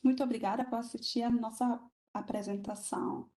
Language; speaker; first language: Portuguese; non-native, fluent; German